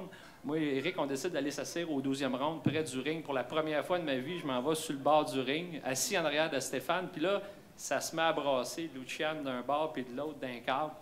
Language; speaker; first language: French; native; French